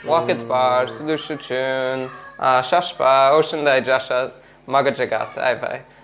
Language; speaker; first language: Kyrgyz; non-native, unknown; English